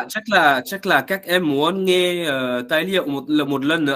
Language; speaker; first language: Vietnamese; non-native, learner; French